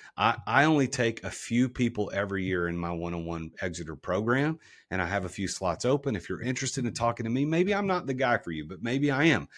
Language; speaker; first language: English; native; English